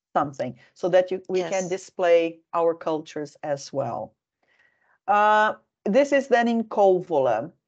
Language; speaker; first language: English; non-native, fluent; Portuguese